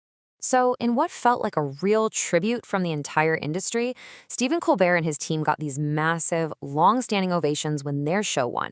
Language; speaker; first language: English; native; English